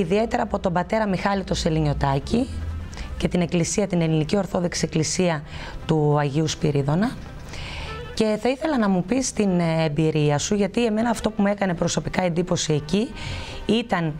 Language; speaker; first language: Greek; native; Greek